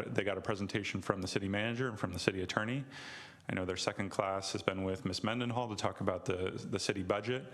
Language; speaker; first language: English; native; English